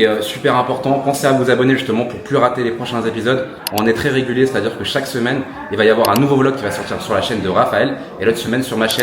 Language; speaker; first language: French; native; French